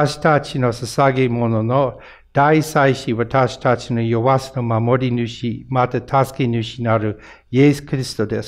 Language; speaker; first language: Japanese; non-native, fluent; English